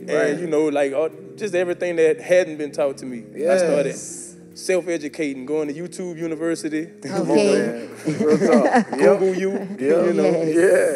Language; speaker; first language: English; native; English